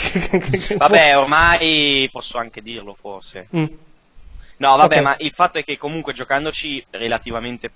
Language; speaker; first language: Italian; native; Italian